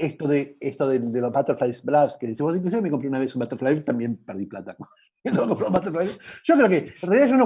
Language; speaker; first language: Spanish; native; Spanish